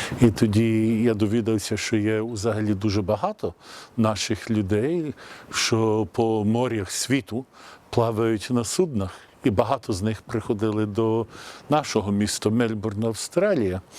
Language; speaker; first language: Ukrainian; early bilingual, heritage; Ukrainian